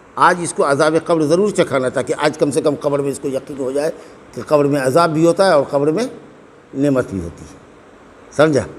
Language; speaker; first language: Urdu; native; Urdu